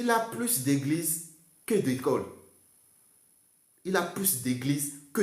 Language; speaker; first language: French; non-native, local second language; Fon